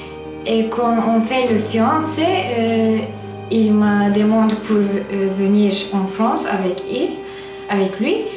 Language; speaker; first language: French; non-native, learner; Turkish